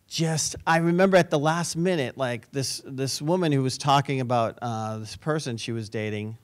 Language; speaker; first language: English; native; English